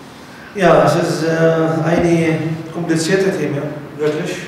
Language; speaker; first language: German; non-native, fluent; Arabic